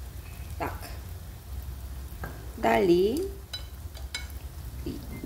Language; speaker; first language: Ukrainian; non-native, learner; Korean